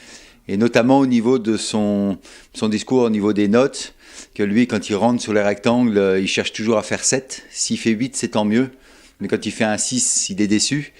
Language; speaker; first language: French; native; French